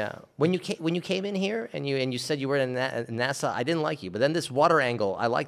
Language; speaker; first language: English; native; English